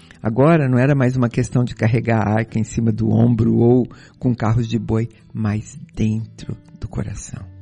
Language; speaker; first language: Portuguese; native; Portuguese